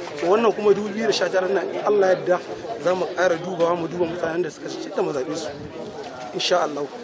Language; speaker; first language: Hausa; native; Hausa